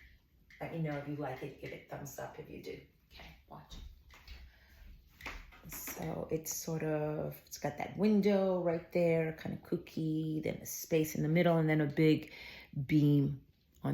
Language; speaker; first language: English; native; English